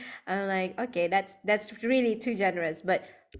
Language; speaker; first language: English; non-native, local second language; Malay